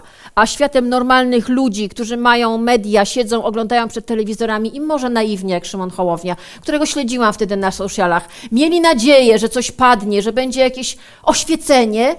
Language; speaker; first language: Polish; native; Polish